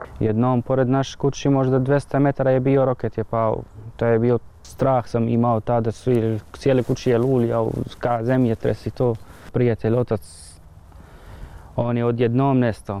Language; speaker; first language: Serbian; non-native, learner; Arabic